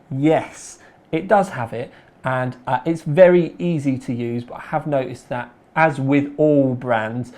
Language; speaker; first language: English; native; English